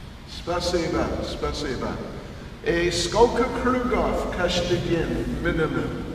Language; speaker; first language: Russian; non-native, learner; English